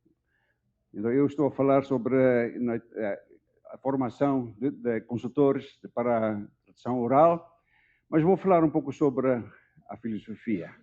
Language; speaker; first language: Portuguese; non-native, fluent; Dutch